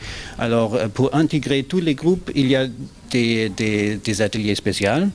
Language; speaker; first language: French; non-native, learner; German